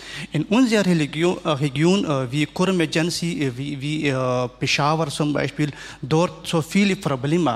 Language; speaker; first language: German; non-native, learner; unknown